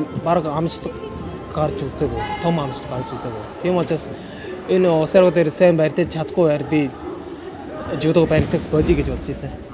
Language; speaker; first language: Mongolian; non-native, learner; Japanese